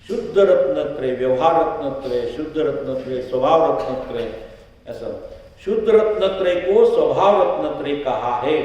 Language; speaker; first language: Hindi; non-native, local second language; Marathi